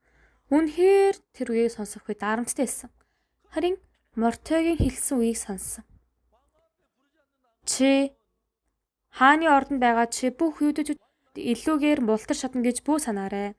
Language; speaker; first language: Mongolian; non-native, fluent; Korean